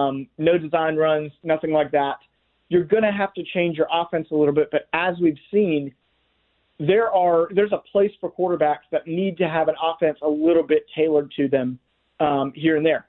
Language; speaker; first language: English; native; English